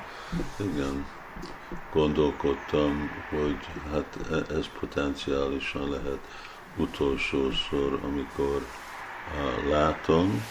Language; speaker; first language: Hungarian; early bilingual, heritage; Hungarian